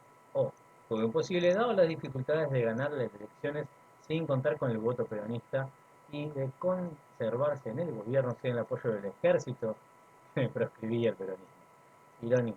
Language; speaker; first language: Spanish; native; Spanish